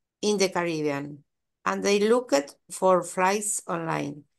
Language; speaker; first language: English; non-native, learner; Spanish